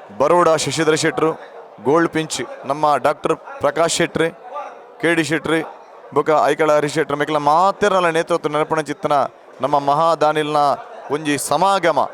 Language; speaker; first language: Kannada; non-native, local second language; Tulu